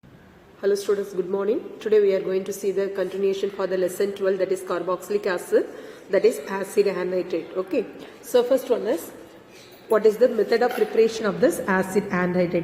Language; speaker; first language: English; non-native, local second language; Tamil